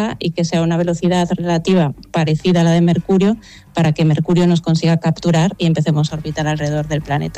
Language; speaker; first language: Spanish; native; Spanish